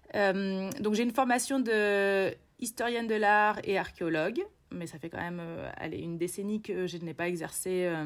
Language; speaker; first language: French; native; French